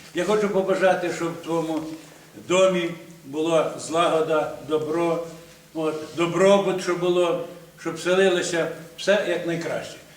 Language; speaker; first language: Ukrainian; native; Ukrainian